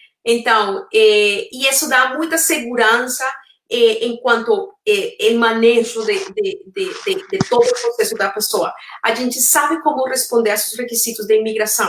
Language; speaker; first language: Portuguese; non-native, fluent; Spanish